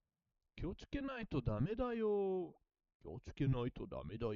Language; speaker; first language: Japanese; non-native, learner; English